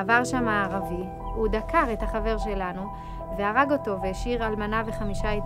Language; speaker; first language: Hebrew; native; Hebrew